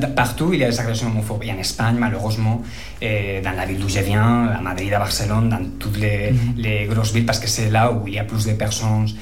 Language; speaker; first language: French; non-native, fluent; Spanish